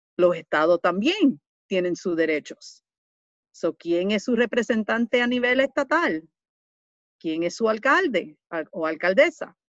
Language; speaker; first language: Spanish; early bilingual, heritage; Spanish